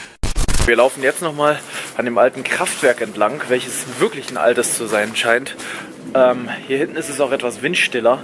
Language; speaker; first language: German; native; German